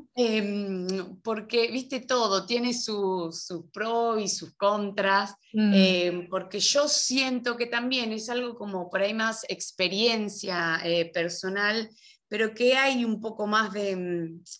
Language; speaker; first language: Spanish; native; Spanish